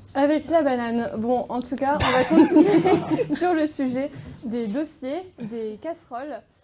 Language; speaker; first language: French; native; French